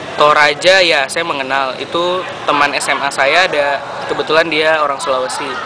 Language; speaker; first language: Indonesian; native; Indonesian